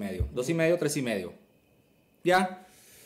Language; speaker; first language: Spanish; native; Spanish